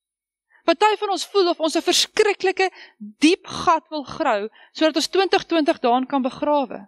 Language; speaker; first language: Afrikaans; native; Afrikaans